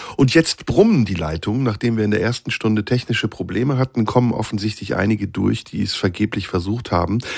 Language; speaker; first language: German; early bilingual, other home language; Turkish